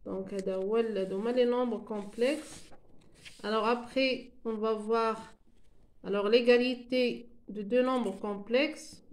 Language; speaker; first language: French; non-native, local second language; Arabic